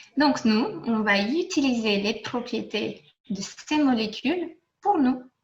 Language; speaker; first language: French; non-native, fluent; Romanian